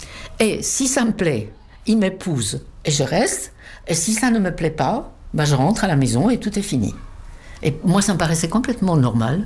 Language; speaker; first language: French; non-native, fluent; Czech